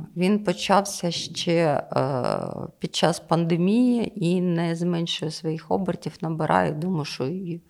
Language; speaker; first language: Ukrainian; non-native, local second language; Russian